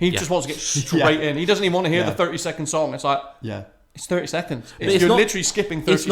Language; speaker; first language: English; native; English